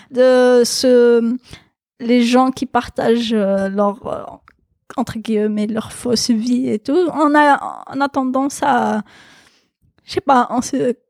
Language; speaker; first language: French; non-native, local second language; Kabyle